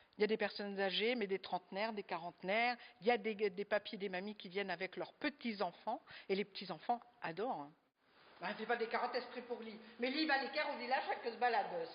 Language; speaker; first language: French; native; French